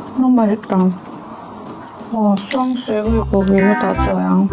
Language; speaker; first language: Chinese; non-native, learner; Korean